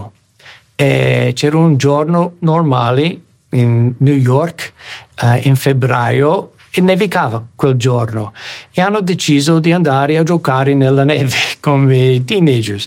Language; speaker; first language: Italian; non-native, fluent; English